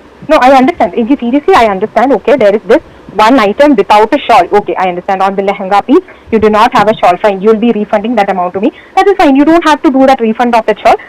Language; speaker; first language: English; non-native, local second language; Malayalam